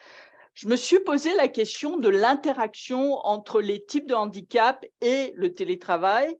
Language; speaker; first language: French; native; French